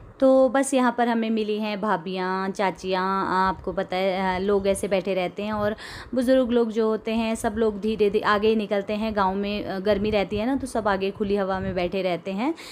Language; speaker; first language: Hindi; non-native, local second language; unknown